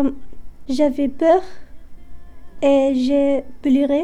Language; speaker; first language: French; non-native, learner; Arabic